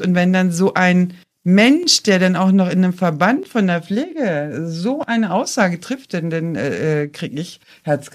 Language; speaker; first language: German; native; German